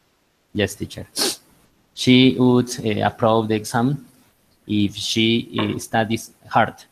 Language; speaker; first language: English; non-native, learner; Spanish